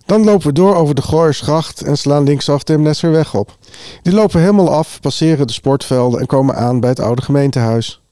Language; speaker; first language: Dutch; native; Dutch